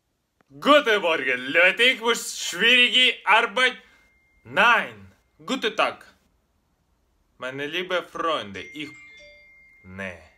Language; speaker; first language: German; non-native, learner; Russian